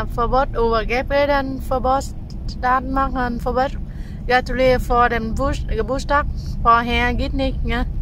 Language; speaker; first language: German; non-native, learner; Vietnamese